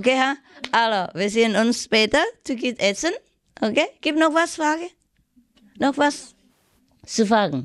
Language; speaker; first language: German; non-native, learner; Vietnamese